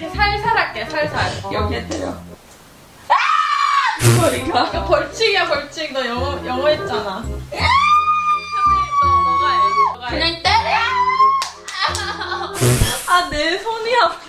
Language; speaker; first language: Korean; early bilingual, heritage; English